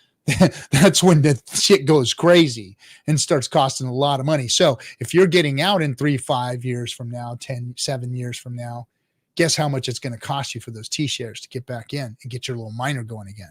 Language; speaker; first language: English; native; English